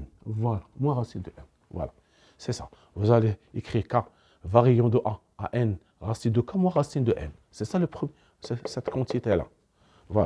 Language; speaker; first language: French; non-native, local second language; Arabic